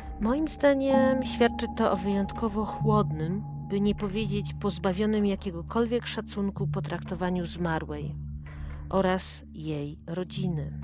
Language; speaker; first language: Polish; native; Polish